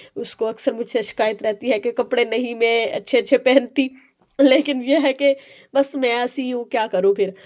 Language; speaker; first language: Urdu; native; Urdu